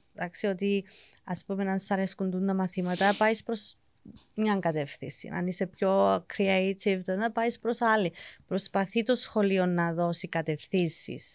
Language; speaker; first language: Greek; early bilingual, heritage; English